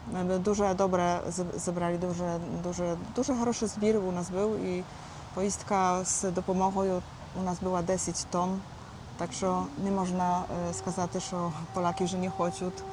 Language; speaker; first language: Ukrainian; non-native, fluent; Polish